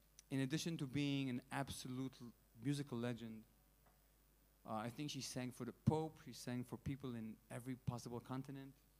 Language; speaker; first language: English; non-native, fluent; Hebrew